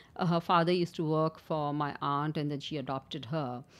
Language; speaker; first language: English; non-native, local second language; Urdu